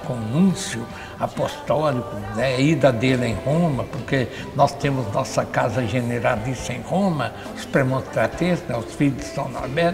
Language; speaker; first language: Portuguese; native; Portuguese